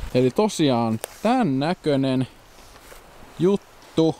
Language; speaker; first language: Finnish; native; Finnish